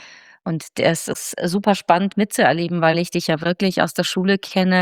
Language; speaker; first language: German; native; German